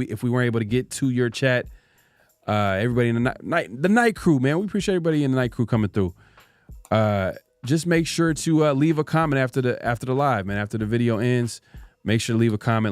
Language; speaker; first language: English; native; English